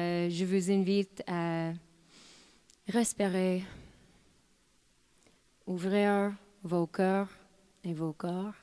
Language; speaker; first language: French; non-native, fluent; English